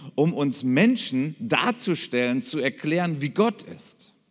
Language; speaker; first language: German; native; German